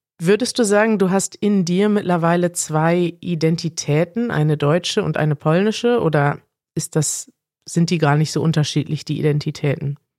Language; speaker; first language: German; native; German